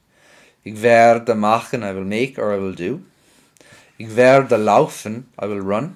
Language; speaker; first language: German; non-native, fluent; English